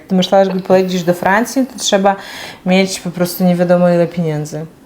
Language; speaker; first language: Polish; non-native, fluent; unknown